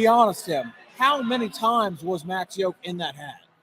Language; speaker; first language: English; native; English